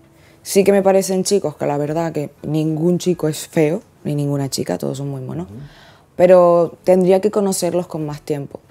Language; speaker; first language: Spanish; native; Spanish